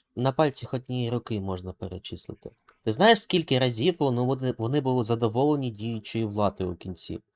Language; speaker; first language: Ukrainian; non-native, local second language; Russian